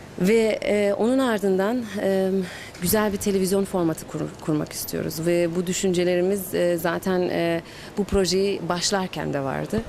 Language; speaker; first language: Turkish; early bilingual, heritage; Turkish